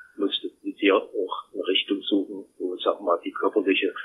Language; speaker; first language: German; native; German